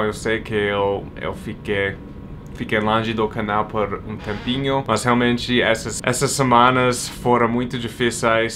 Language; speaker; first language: Portuguese; non-native, fluent; English